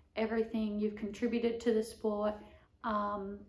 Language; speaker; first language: English; native; English